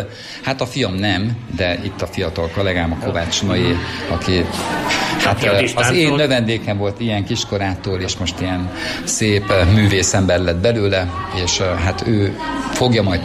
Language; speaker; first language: Hungarian; native; Hungarian